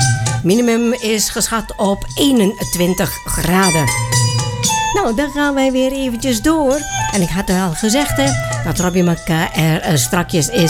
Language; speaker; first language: Dutch; native; Dutch